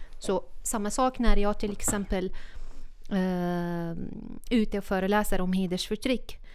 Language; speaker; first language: Swedish; non-native, fluent; Arabic